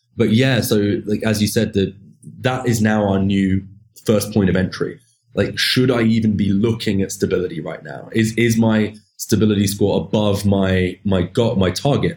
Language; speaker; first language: English; native; English